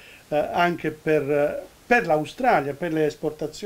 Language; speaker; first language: Italian; early bilingual, heritage; Italian